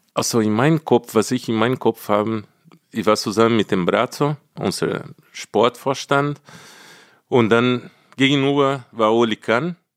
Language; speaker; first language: German; non-native, fluent; Portuguese